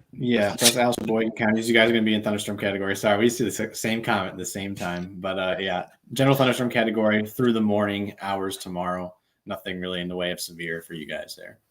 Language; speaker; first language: English; native; English